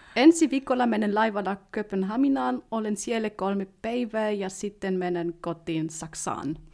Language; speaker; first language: Finnish; non-native, learner; German